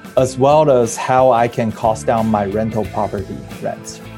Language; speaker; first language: English; early bilingual, other home language; Chinese